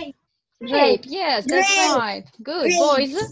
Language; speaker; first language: English; non-native, fluent; Russian